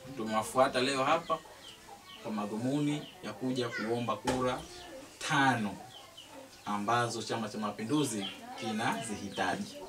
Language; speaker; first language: Swahili; native; Swahili